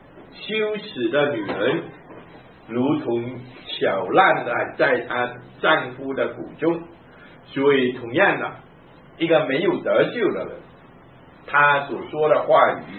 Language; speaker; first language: Chinese; native; Chinese